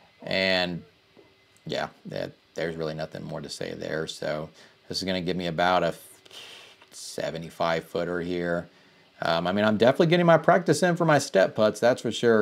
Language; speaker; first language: English; native; English